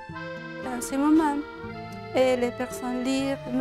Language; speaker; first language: French; non-native, learner; Spanish